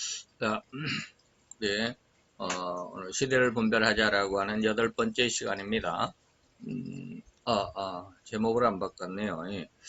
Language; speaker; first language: Korean; native; Korean